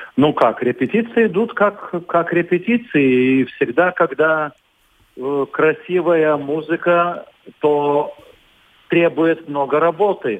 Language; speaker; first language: Russian; non-native, fluent; Lithuanian